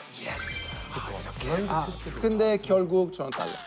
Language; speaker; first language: Korean; non-native, learner; Italian